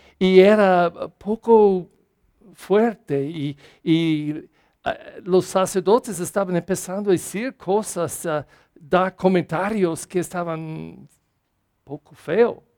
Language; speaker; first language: Spanish; non-native, fluent; English